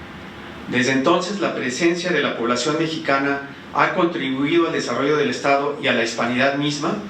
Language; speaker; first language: Spanish; native; Spanish